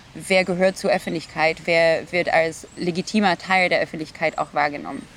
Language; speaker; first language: German; non-native, fluent; Hebrew